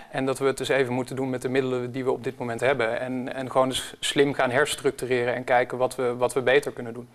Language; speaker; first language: Dutch; native; Dutch